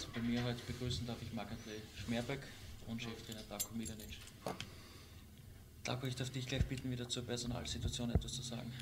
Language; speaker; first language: German; native; German